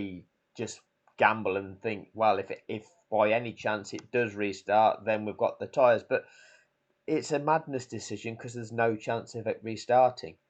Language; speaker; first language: English; native; English